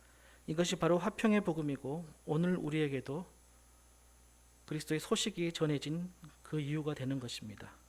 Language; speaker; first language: Korean; native; Korean